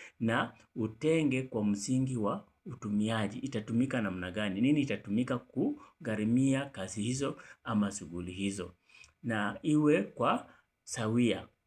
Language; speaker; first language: Swahili; non-native, local second language; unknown